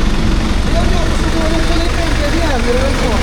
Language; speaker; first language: Filipino; native; Filipino